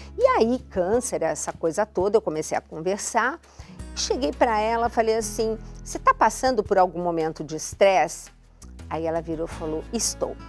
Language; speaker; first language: Portuguese; native; Portuguese